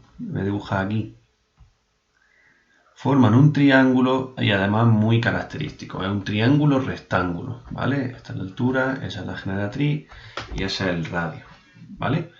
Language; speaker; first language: Spanish; native; Spanish